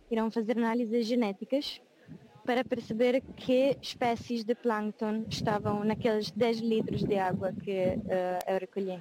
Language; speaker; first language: Portuguese; non-native, fluent; Italian